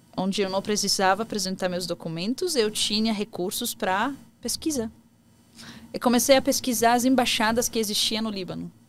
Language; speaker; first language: Portuguese; non-native, fluent; Arabic